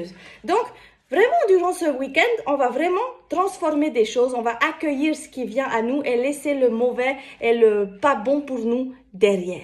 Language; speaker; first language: French; native; French